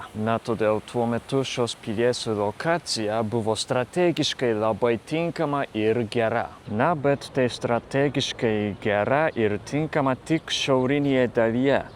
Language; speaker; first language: Lithuanian; non-native, fluent; Japanese